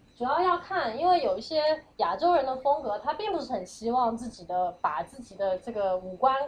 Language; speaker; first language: Chinese; native; Chinese